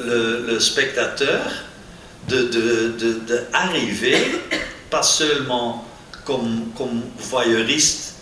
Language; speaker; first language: French; non-native, local second language; Dutch